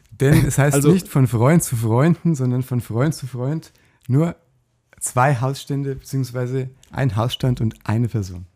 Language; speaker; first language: German; native; German